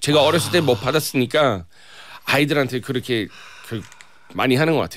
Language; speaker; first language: Korean; non-native, fluent; English